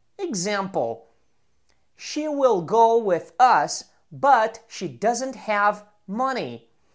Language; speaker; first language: English; non-native, fluent; Portuguese